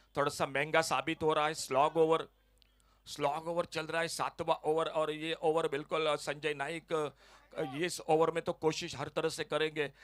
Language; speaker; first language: Hindi; non-native, local second language; Konkani